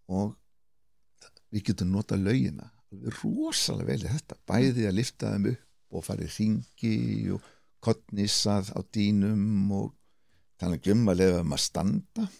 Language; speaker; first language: Icelandic; native; Icelandic